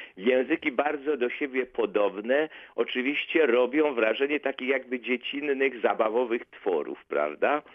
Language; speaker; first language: Polish; native; Polish